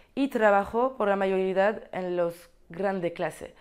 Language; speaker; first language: Spanish; non-native, learner; French